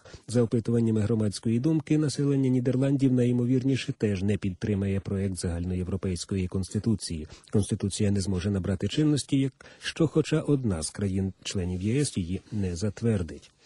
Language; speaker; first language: Ukrainian; native; Ukrainian